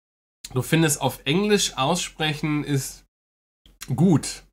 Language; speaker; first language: German; native; German